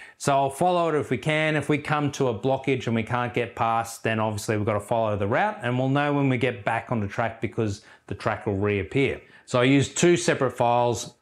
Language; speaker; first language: English; native; English